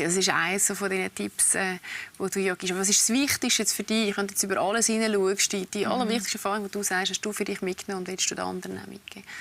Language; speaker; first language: German; native; German